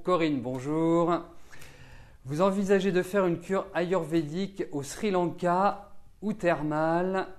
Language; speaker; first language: French; native; French